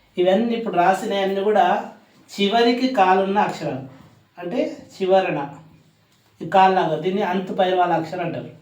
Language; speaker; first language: Telugu; non-native, local second language; Urdu